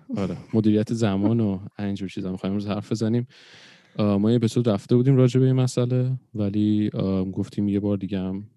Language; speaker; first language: Persian; early bilingual, other home language; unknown